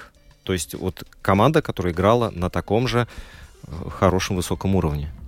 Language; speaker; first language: Russian; native; Russian